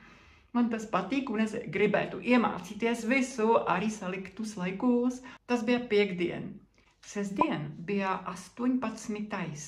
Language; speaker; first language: Latvian; non-native, fluent; Czech